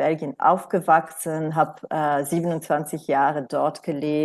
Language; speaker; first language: German; non-native, fluent; Romanian